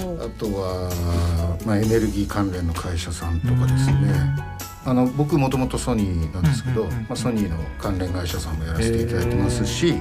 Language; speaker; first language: Japanese; native; Japanese